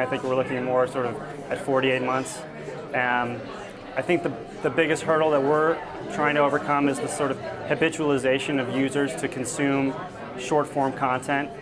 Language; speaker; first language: English; native; English